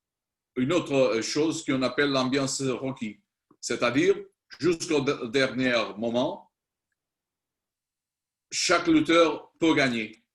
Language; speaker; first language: French; non-native, learner; Spanish